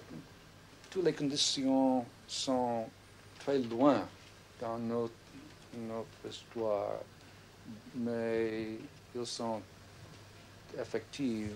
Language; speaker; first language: French; non-native, fluent; English